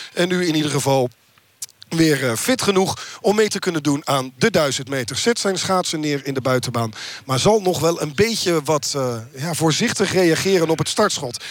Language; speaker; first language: Dutch; native; Dutch